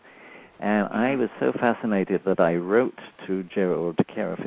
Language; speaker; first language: English; native; English